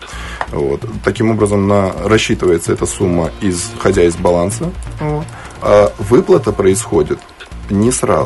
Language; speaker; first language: Russian; native; Russian